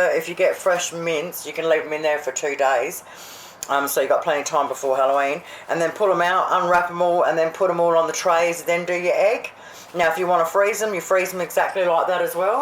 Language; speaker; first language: English; native; English